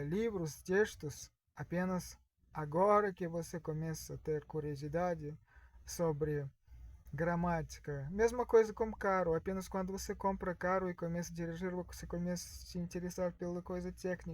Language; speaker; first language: Portuguese; non-native, learner; Russian